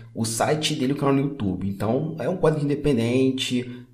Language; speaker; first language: Portuguese; native; Portuguese